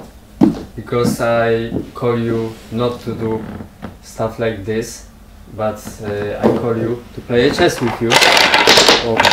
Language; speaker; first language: English; non-native, learner; Bulgarian